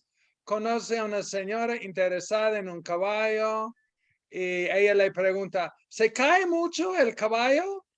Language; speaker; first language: Spanish; non-native, fluent; English